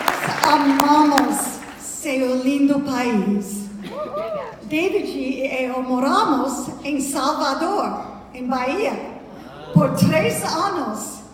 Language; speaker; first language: Portuguese; non-native, learner; English